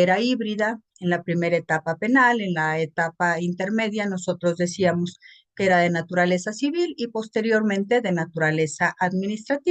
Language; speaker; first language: Spanish; native; Spanish